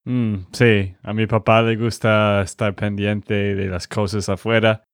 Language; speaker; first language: Spanish; non-native, learner; English